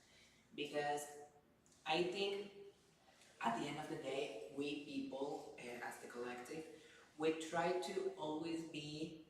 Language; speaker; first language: English; non-native, fluent; Spanish